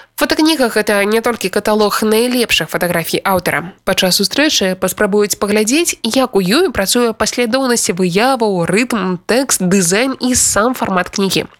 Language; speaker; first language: Belarusian; native; Belarusian